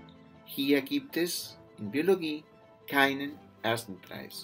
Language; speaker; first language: German; non-native, fluent; Spanish